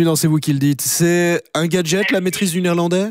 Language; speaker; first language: French; native; French